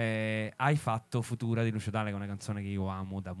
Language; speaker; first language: Italian; native; Italian